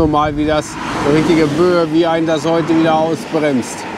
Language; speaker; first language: German; native; German